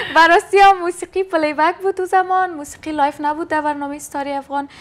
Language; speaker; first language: Persian; non-native, local second language; Turkmen